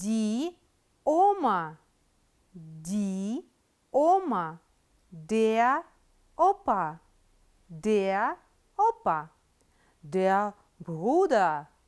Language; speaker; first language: German; non-native, fluent; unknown